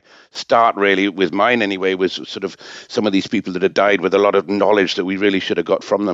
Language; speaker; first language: English; native; English